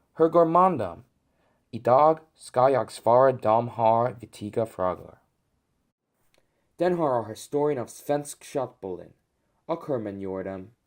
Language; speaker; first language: Swedish; non-native, learner; English